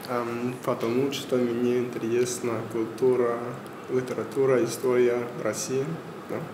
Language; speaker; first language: Russian; non-native, learner; English